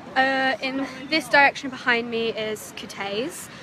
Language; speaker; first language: English; native; English